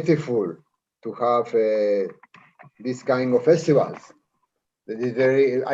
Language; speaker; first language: English; non-native, learner; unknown